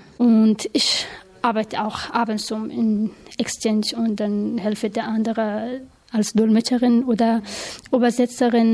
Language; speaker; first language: German; non-native, learner; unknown